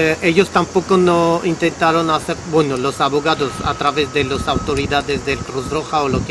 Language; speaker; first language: Spanish; non-native, learner; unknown